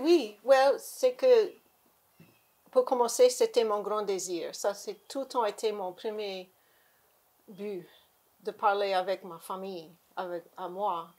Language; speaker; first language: French; native; French